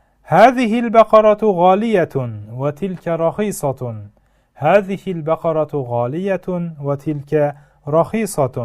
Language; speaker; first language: Arabic; non-native, fluent; Uzbek